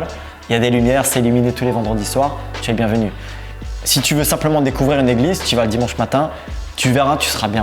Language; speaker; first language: French; native; French